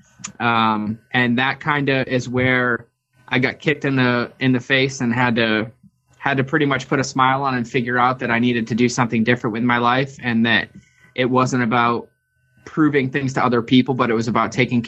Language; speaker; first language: English; native; English